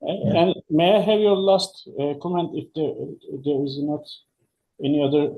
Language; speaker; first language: English; non-native, fluent; Turkish